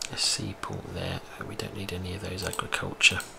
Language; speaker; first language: English; native; English